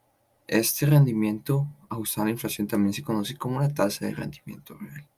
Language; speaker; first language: Spanish; native; Spanish